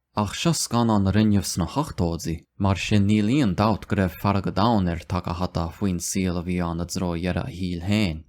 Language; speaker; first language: Irish; non-native, local second language; English